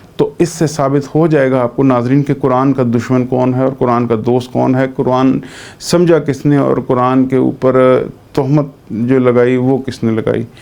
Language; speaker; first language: Urdu; non-native, local second language; Punjabi